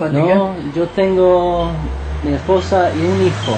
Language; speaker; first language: Spanish; non-native, fluent; English